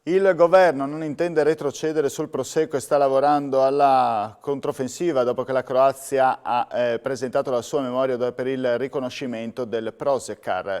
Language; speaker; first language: Italian; native; Italian